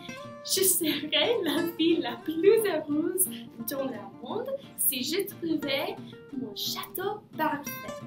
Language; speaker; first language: French; non-native, learner; English